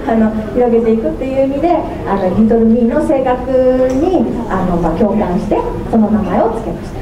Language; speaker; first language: Japanese; native; Japanese